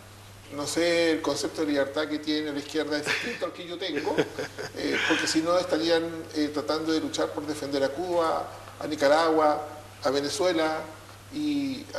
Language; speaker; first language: Spanish; native; Spanish